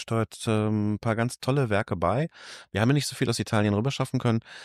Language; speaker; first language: German; native; German